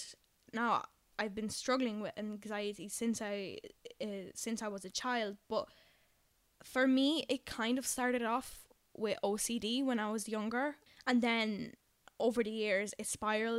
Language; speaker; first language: English; non-native, fluent; Polish